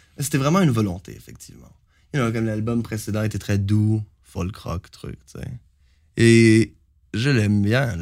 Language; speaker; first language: French; native; French